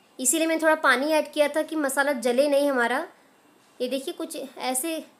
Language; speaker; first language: Hindi; native; Hindi